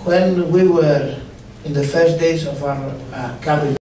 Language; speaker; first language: English; non-native, fluent; Greek